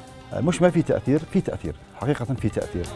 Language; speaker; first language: Arabic; native; Arabic